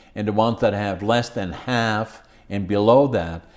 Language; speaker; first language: English; non-native, fluent; Dutch